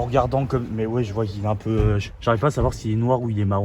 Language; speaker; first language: French; native; French